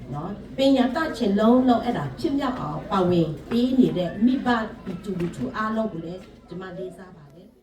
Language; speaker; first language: Burmese; non-native, local second language; Western Kayah